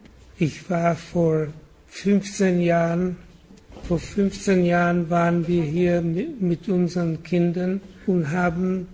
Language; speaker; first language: German; non-native, learner; Czech